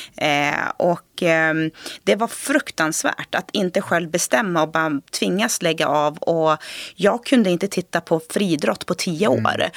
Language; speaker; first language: Swedish; early bilingual, other home language; Portuguese